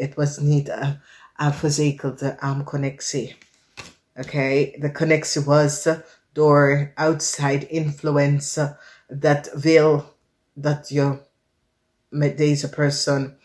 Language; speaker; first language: Dutch; non-native, learner; English